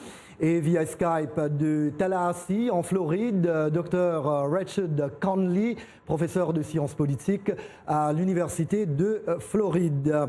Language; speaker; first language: French; native; French